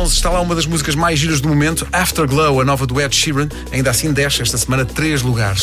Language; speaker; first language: Portuguese; native; Portuguese